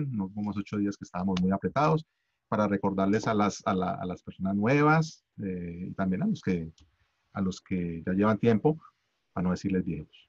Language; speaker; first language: Spanish; native; Spanish